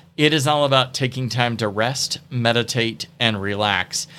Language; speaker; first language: English; native; English